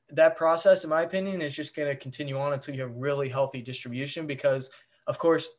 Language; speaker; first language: English; native; English